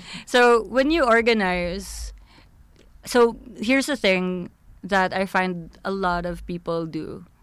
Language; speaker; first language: English; non-native, local second language; Filipino